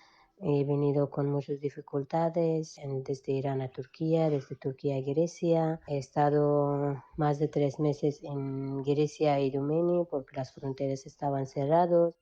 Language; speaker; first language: Spanish; non-native, fluent; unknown